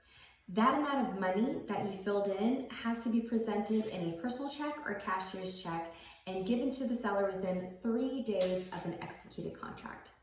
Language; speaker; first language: English; native; English